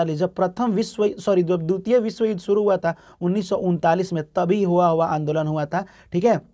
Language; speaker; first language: Hindi; native; Hindi